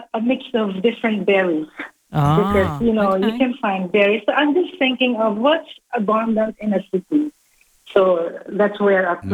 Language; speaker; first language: English; non-native, local second language; Filipino